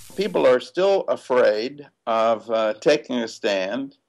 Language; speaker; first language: English; native; English